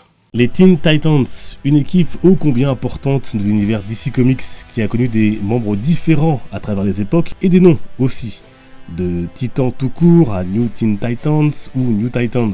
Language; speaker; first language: French; native; French